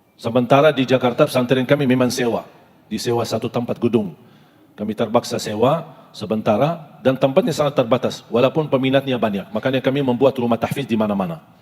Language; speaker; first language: Malay; non-native, fluent; Arabic